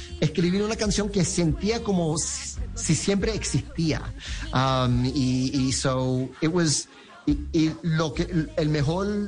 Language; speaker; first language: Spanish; early bilingual, heritage; Spanish